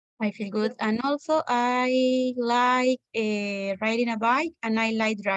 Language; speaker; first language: English; non-native, learner; Spanish